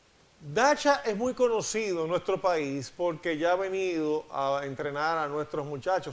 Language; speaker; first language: Spanish; native; Spanish